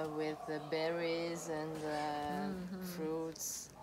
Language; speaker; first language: English; non-native, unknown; Italian